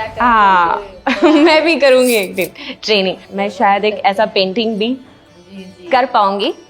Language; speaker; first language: Hindi; native; Hindi